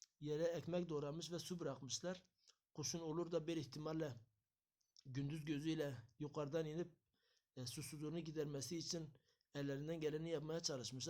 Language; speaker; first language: Turkish; native; Turkish